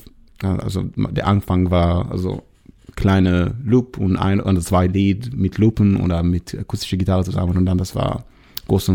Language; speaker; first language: German; non-native, learner; Hebrew